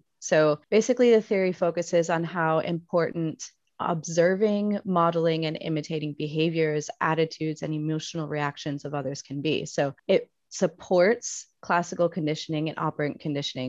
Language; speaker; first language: English; native; English